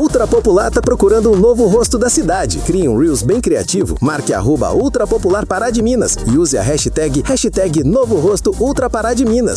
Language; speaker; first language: Portuguese; native; Portuguese